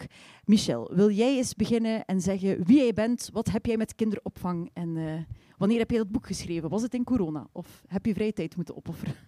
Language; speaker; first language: Dutch; native; Dutch